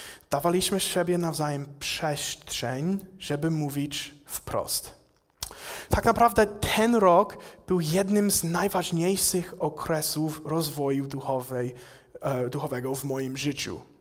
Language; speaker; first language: Polish; non-native, fluent; English